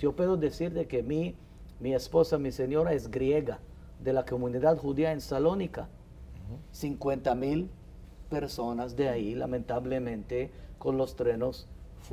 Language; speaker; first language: Spanish; non-native, fluent; Hebrew